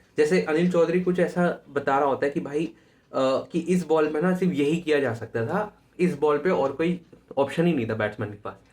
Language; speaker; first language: Hindi; native; Hindi